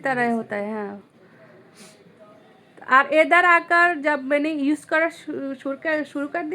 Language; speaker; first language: Hindi; non-native, learner; Bangla